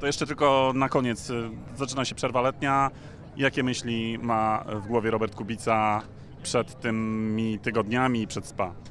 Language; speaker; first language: Polish; native; Polish